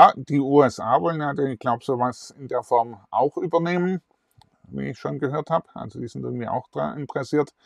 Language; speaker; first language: German; native; German